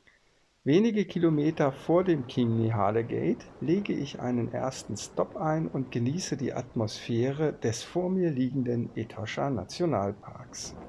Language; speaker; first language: German; native; German